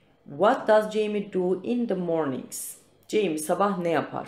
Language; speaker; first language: English; non-native, fluent; Turkish